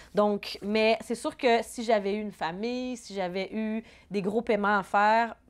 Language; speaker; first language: French; native; French